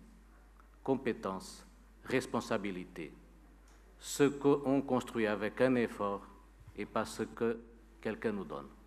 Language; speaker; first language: French; non-native, fluent; Spanish